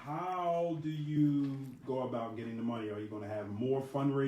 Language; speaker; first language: English; native; English